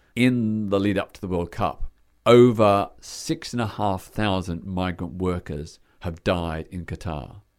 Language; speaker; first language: English; native; English